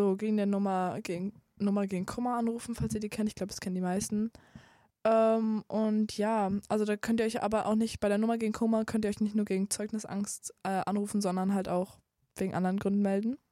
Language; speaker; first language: German; native; German